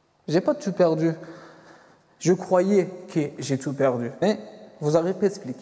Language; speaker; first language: French; non-native, fluent; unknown